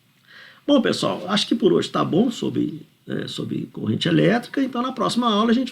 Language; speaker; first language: Portuguese; native; Portuguese